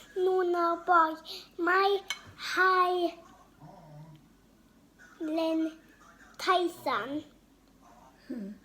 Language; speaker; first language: Thai; early bilingual, heritage; Thai